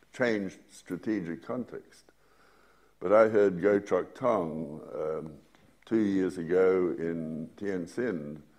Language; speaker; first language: English; native; English